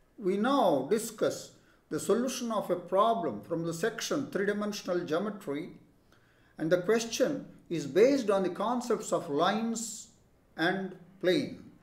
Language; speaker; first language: English; non-native, local second language; Telugu